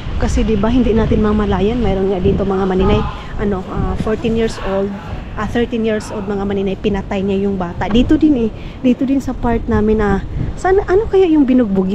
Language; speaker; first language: Filipino; non-native, local second language; Cebuano